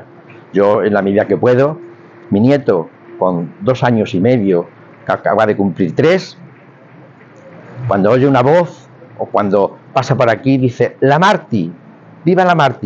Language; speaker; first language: Spanish; native; Spanish